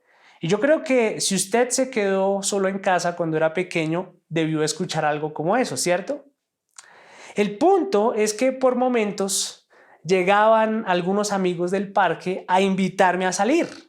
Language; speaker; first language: Spanish; native; Spanish